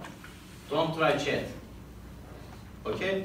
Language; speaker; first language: English; non-native, learner; Turkish